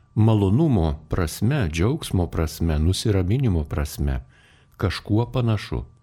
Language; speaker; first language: Lithuanian; native; Lithuanian